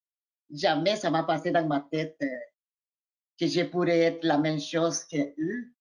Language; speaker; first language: French; non-native, fluent; Spanish